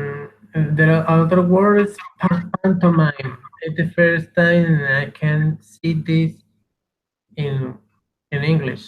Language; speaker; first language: English; non-native, learner; Spanish